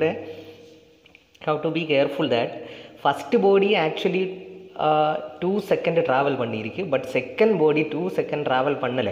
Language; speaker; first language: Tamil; non-native, local second language; Malayalam